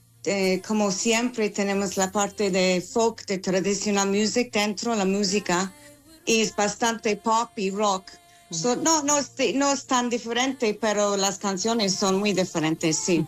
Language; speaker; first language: Spanish; non-native, fluent; English